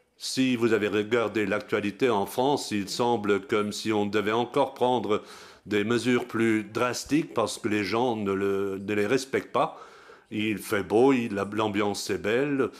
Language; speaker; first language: French; non-native, local second language; Luxembourgish